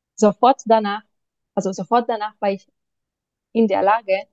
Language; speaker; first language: German; non-native, fluent; Spanish